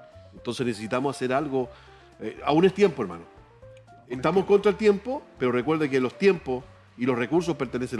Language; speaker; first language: Spanish; native; Spanish